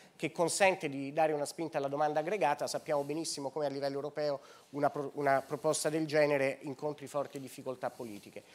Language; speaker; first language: Italian; native; Italian